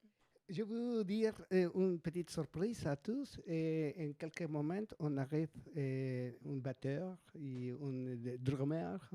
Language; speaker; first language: French; non-native, learner; Spanish